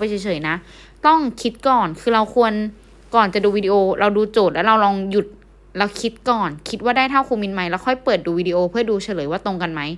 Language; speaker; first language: Thai; native; Thai